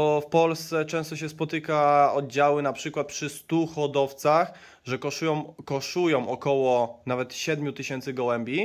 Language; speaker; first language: Polish; native; Polish